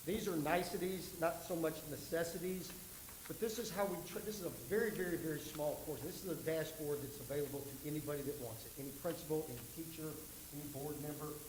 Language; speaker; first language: English; native; English